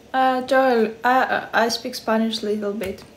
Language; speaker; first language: English; non-native, learner; Russian